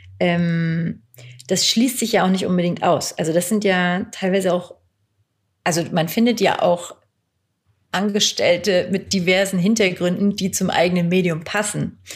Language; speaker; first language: German; early bilingual, other home language; Turkish